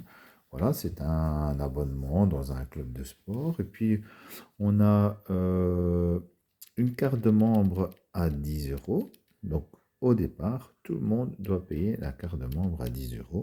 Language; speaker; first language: French; native; French